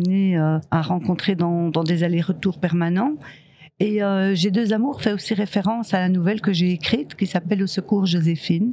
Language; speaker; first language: French; early bilingual, other home language; Riffian